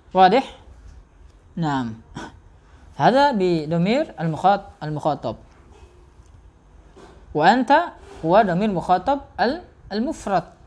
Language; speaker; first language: Arabic; non-native, fluent; Indonesian